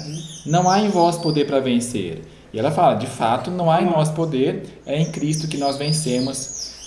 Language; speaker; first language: Portuguese; native; Portuguese